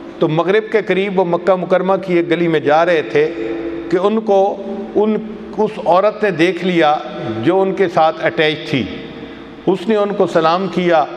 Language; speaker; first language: Urdu; non-native, local second language; Punjabi